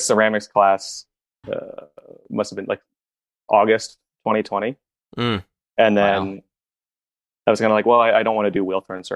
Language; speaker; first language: English; native; English